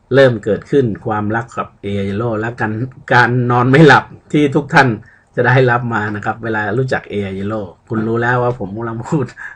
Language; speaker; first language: Thai; early bilingual, other home language; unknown